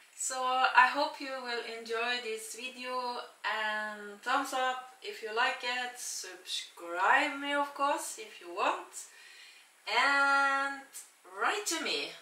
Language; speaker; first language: English; non-native, learner; Norwegian